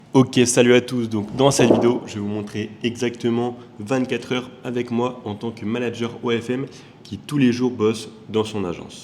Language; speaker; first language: French; native; French